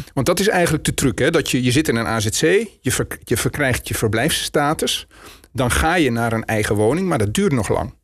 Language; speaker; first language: Dutch; native; Dutch